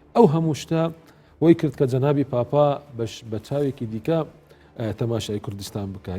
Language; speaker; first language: Central Kurdish; non-native, local second language; Assyrian Neo-Aramaic